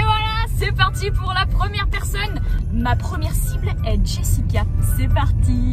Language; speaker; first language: French; native; French